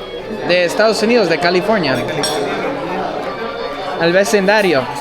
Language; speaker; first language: Spanish; early bilingual, heritage; English